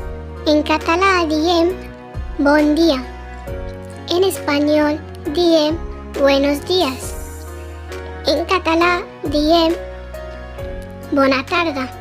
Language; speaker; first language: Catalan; non-native, learner; Arabic